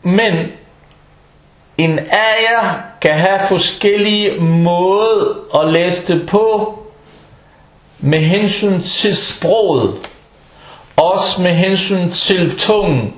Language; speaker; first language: Danish; non-native, fluent; Arabic